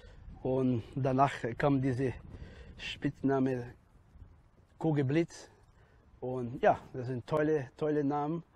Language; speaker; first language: German; non-native, learner; Portuguese